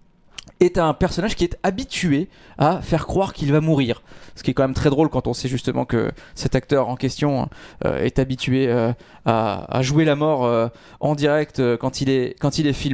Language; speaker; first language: French; native; French